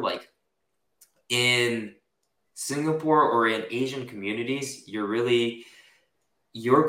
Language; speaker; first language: English; early bilingual, other home language; Japanese